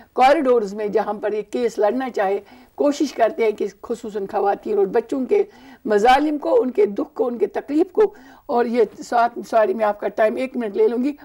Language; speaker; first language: Urdu; non-native, local second language; Kashmiri